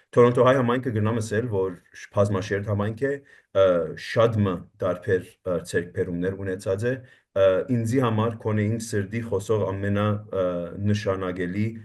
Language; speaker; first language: Armenian; early bilingual, heritage; Armenian